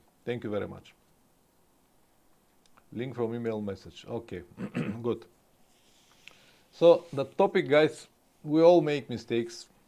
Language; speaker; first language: English; non-native, fluent; Bulgarian